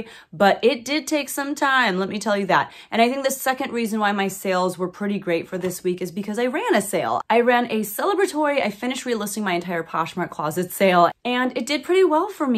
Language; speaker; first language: English; native; English